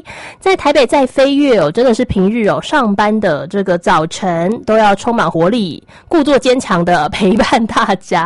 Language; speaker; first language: Chinese; native; Chinese